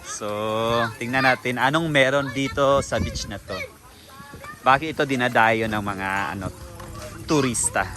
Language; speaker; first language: Filipino; non-native, local second language; Cebuano